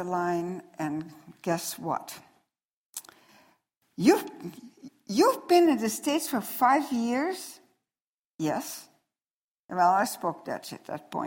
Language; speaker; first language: English; non-native, fluent; Dutch